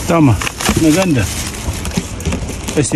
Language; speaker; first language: Spanish; non-native, learner; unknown